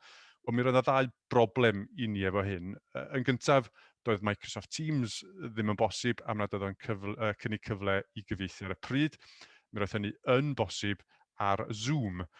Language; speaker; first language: Welsh; native; Welsh